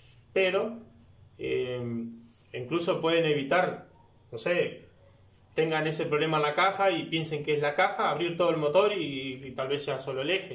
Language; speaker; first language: Spanish; native; Spanish